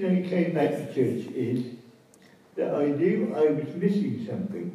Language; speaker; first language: English; native; English